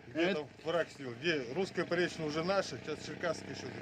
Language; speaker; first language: Russian; native; Russian